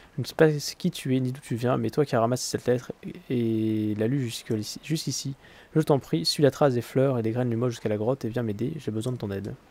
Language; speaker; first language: French; native; French